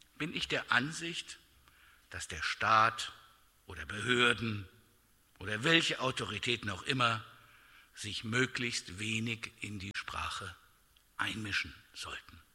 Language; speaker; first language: German; native; German